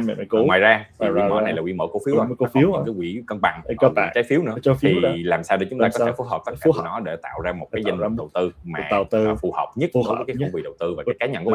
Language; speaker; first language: Vietnamese; native; Vietnamese